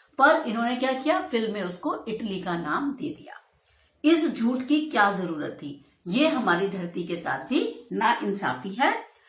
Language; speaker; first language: Hindi; native; Hindi